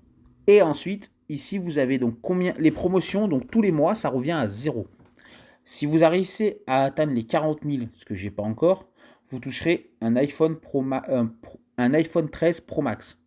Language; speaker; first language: French; native; French